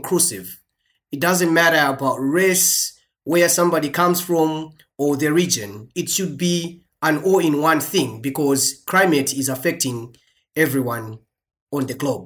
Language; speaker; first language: English; non-native, local second language; Nyanja